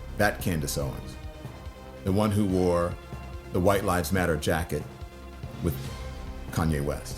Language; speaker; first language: English; native; English